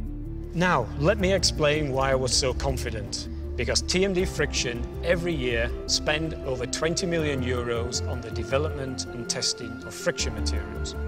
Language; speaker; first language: English; native; English